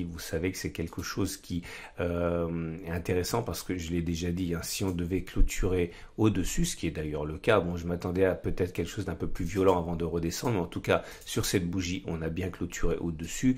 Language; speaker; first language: French; native; French